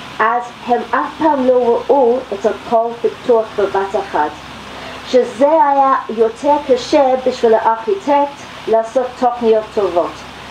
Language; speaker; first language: Hebrew; non-native, fluent; English